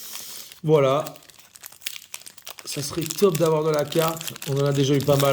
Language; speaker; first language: French; native; French